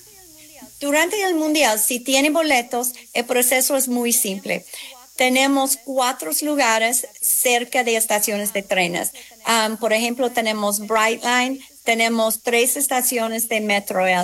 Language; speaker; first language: Spanish; non-native, fluent; English